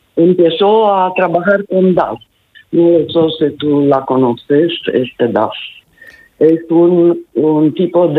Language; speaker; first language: Spanish; non-native, learner; Italian